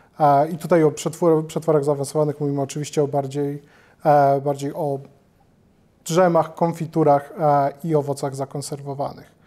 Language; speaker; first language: Polish; native; Polish